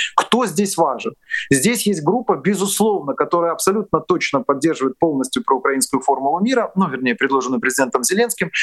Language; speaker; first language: Russian; non-native, local second language; Ukrainian